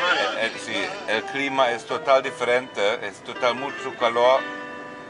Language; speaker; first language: Spanish; non-native, learner; German